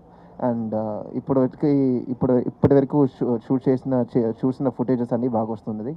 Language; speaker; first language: Telugu; non-native, learner; Tamil